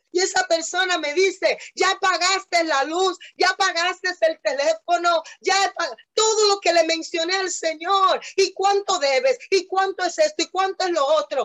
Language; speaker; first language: Spanish; native; Spanish